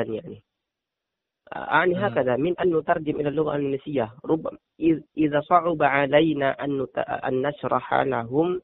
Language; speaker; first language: Arabic; non-native, learner; Indonesian